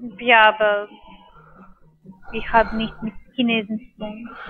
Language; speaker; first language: German; non-native, learner; Spanish